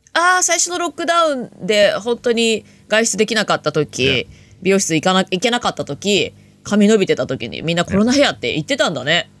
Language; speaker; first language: Japanese; native; Japanese